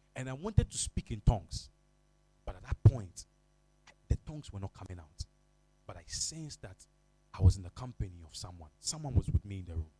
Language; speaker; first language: English; non-native, local second language; Ga